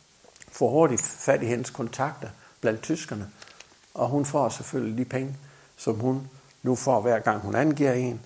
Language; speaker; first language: Danish; native; Danish